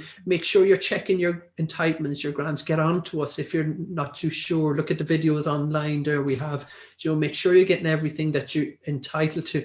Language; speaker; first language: English; native; English